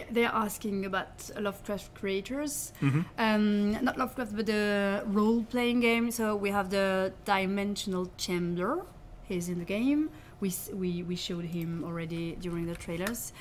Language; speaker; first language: English; non-native, fluent; French